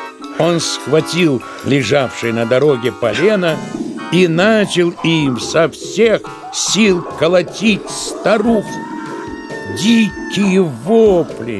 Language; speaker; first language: Russian; native; Russian